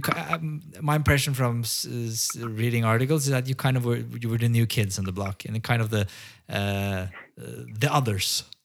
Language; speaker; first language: English; non-native, fluent; Norwegian